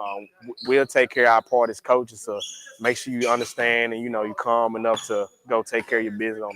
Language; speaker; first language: English; native; English